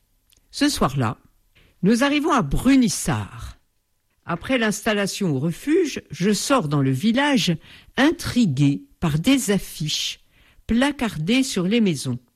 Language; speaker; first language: French; native; French